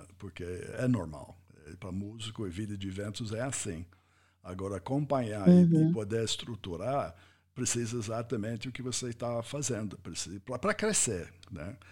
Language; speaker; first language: Portuguese; non-native, fluent; English